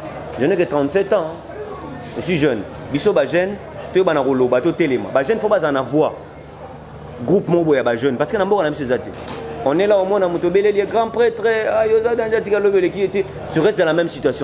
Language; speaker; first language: French; non-native, local second language; Lingala